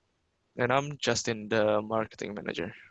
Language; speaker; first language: English; non-native, fluent; Indonesian